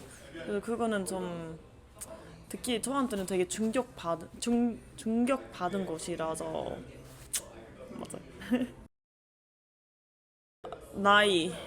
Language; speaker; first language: Korean; non-native, fluent; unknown